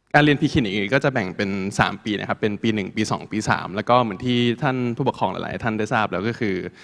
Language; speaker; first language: Thai; native; Thai